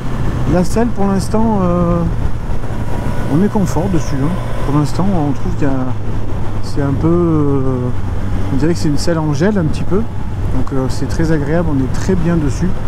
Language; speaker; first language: French; native; French